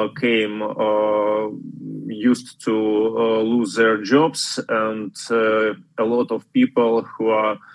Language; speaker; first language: English; non-native, fluent; Ukrainian